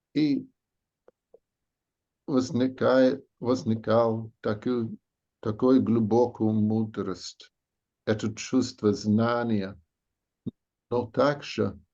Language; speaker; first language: Russian; non-native, fluent; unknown